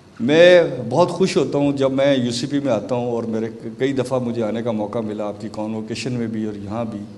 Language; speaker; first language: Urdu; non-native, local second language; Punjabi